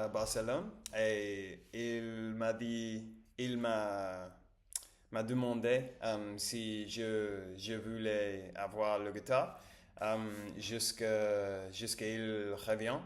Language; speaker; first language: French; non-native, learner; Spanish